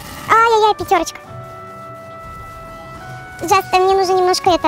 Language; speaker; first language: Russian; native; Russian